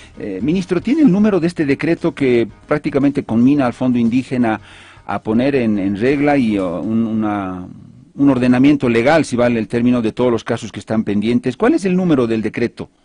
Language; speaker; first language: Spanish; native; Spanish